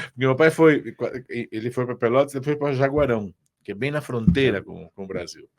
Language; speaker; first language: Portuguese; early bilingual, other home language; Spanish